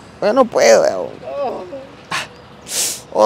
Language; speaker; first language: Spanish; native; Spanish